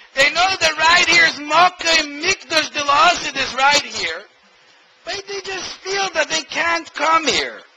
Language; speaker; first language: English; native; English